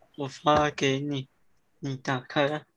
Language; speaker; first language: Chinese; early bilingual, heritage; Chinese